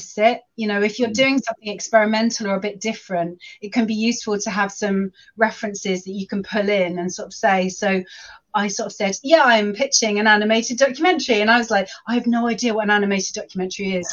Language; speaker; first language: English; native; English